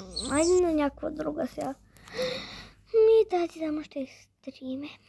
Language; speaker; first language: Bulgarian; early bilingual, heritage; Bulgarian